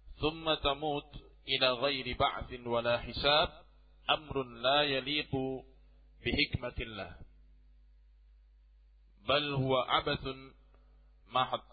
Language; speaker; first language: Arabic; non-native, fluent; Indonesian